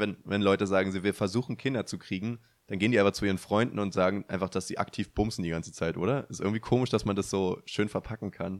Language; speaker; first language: German; native; German